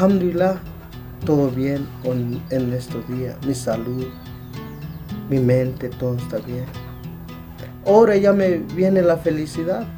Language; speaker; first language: Spanish; non-native, local second language; Tzotzil